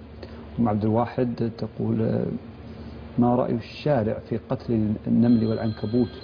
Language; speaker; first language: Arabic; native; Arabic